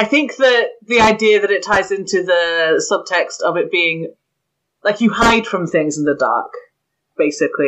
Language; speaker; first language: English; native; English